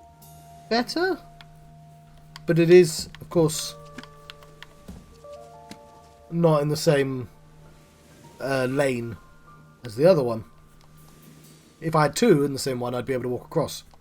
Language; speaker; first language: English; native; English